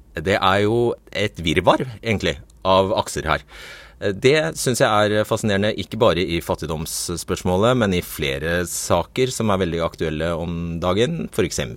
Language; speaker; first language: Norwegian; native; Norwegian